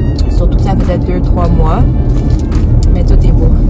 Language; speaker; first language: French; early bilingual, heritage; French